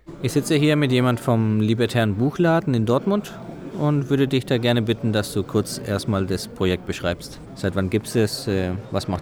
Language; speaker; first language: German; native; German